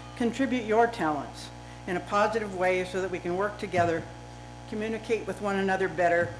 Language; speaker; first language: English; native; English